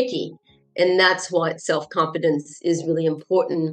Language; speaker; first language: English; non-native, fluent; French